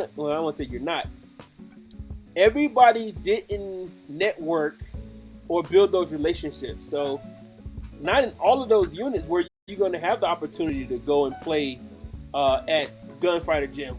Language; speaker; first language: English; native; English